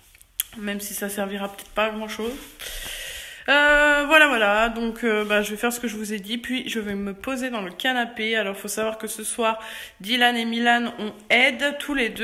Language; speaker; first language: French; native; French